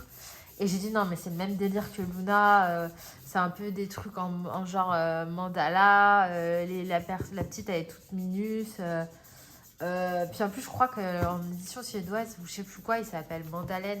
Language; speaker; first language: French; native; French